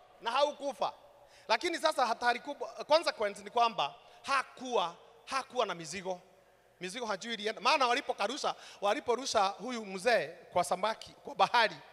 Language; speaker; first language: Swahili; non-native, local second language; Kikuyu